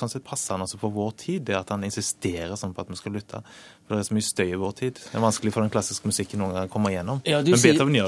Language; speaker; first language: Norwegian; native; Norwegian